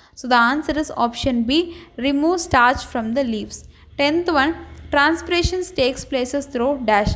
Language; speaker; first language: English; non-native, local second language; Tamil